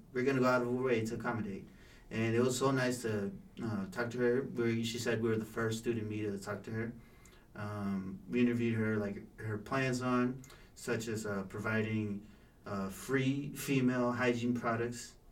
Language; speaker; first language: English; early bilingual, other home language; Spanish